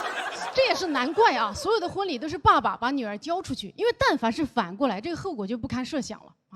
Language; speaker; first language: Chinese; native; Chinese